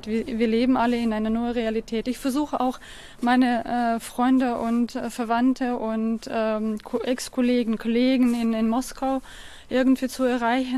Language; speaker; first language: German; non-native, fluent; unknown